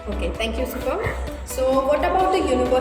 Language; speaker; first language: English; non-native, learner; Hindi